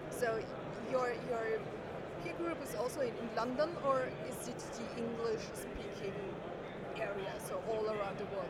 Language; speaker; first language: English; non-native, fluent; German